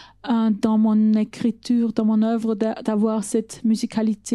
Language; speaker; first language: French; non-native, fluent; German